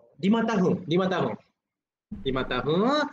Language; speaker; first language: Malay; non-native, learner; Japanese